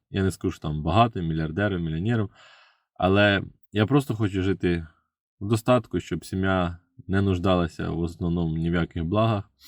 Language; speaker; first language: Ukrainian; native; Ukrainian